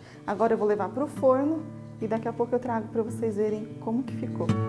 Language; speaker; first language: Portuguese; native; Portuguese